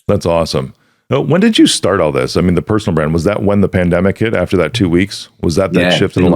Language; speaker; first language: English; native; English